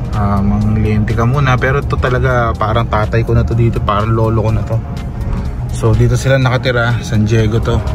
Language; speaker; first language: Filipino; native; Filipino